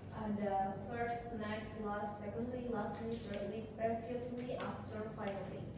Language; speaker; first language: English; non-native, learner; Indonesian